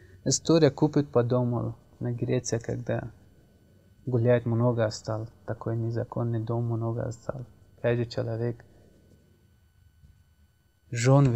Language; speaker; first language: Russian; non-native, learner; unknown